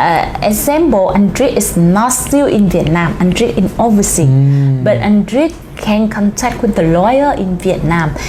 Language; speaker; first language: English; non-native, learner; Vietnamese